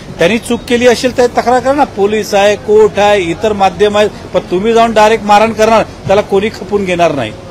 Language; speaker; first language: Marathi; non-native, local second language; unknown